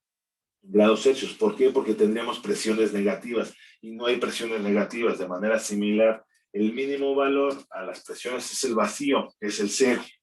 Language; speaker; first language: Spanish; native; Spanish